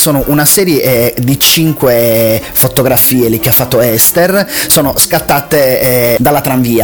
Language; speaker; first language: Italian; native; Italian